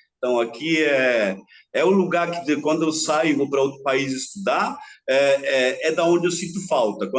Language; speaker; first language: Portuguese; early bilingual, other home language; German